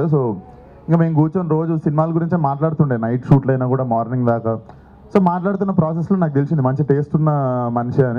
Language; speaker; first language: Telugu; native; Telugu